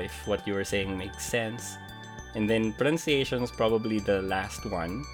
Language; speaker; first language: English; non-native, local second language; Filipino